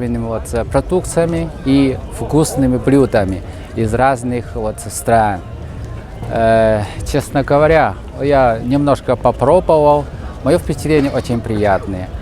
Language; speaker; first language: Russian; non-native, fluent; Chinese